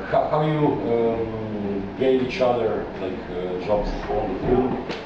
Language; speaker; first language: English; non-native, fluent; Croatian